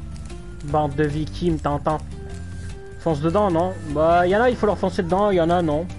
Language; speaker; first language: French; native; French